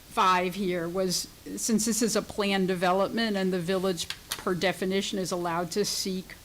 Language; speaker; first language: English; native; English